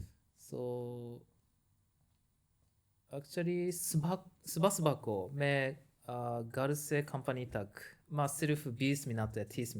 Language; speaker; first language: Hindi; non-native, learner; Japanese